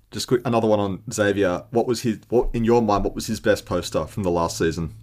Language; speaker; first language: English; native; English